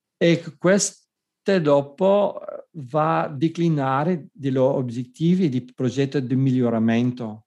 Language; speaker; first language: Italian; non-native, fluent; Dutch